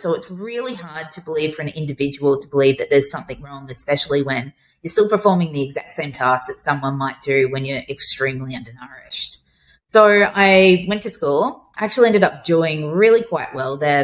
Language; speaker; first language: English; native; English